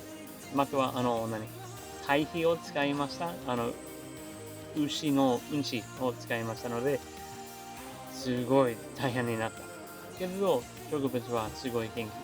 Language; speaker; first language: Japanese; non-native, learner; English